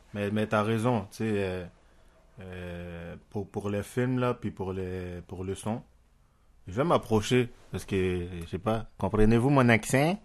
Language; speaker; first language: French; non-native, local second language; Haitian Creole